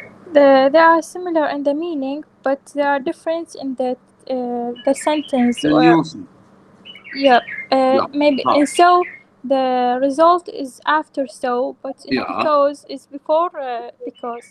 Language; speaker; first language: English; non-native, learner; Arabic